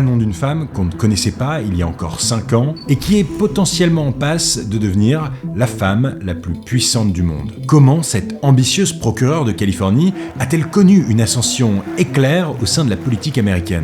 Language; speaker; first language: French; native; French